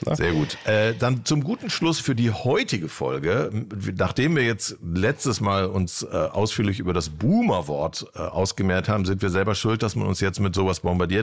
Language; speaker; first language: German; native; German